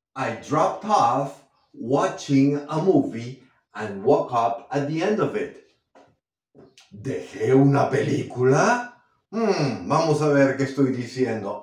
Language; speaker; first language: English; non-native, fluent; Spanish